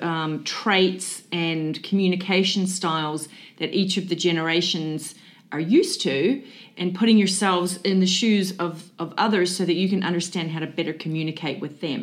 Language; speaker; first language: English; native; English